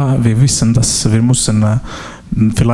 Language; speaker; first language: German; non-native, learner; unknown